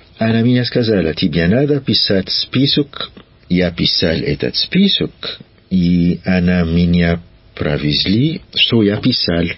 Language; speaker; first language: Russian; non-native, learner; French